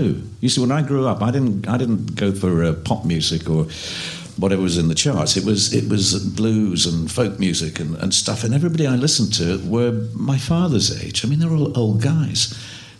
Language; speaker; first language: English; native; English